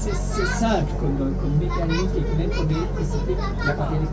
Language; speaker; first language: French; native; French